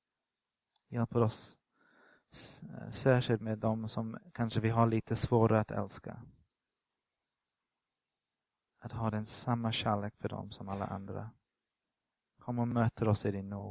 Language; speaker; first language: Swedish; non-native, fluent; English